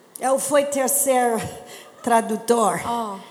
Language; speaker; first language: Portuguese; non-native, learner; English